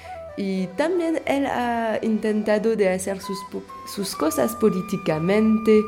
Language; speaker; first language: Spanish; non-native, fluent; French